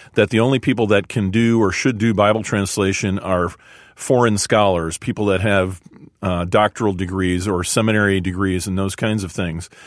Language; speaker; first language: English; native; English